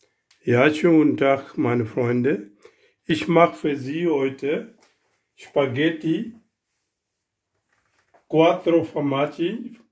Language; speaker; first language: German; non-native, learner; Urdu